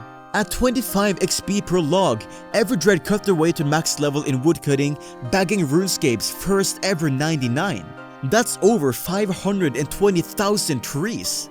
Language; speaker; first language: English; native; English